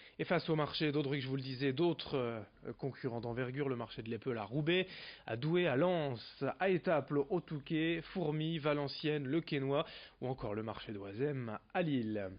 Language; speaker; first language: French; native; French